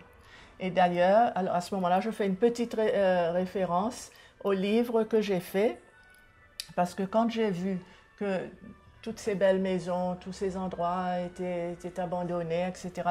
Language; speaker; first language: French; non-native, local second language; Seselwa Creole French